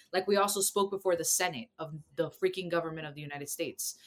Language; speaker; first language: English; early bilingual, other home language; Spanish